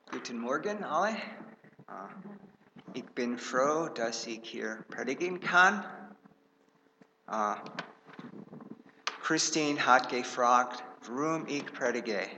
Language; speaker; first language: German; non-native, fluent; English